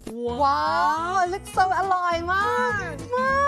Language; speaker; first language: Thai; non-native, fluent; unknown